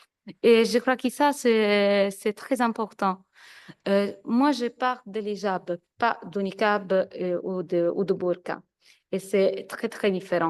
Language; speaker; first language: French; non-native, fluent; Italian